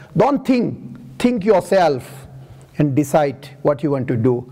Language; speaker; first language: English; non-native, local second language; Gujarati